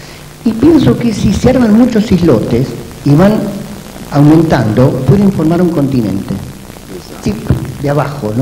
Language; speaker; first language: Spanish; native; Spanish